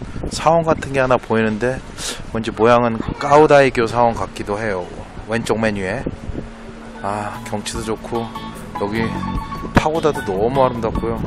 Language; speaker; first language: Korean; native; Korean